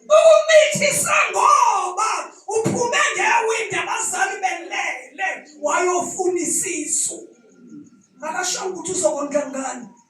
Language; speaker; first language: Zulu; native; Zulu